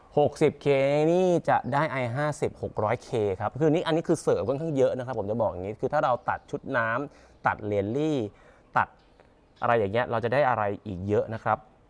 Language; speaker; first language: Thai; native; Thai